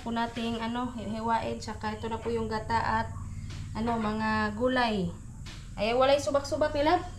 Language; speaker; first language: Filipino; native; Filipino